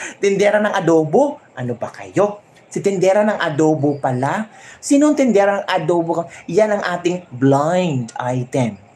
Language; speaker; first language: Filipino; non-native, local second language; Hiligaynon